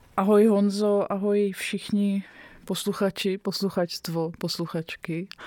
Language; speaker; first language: Czech; native; Czech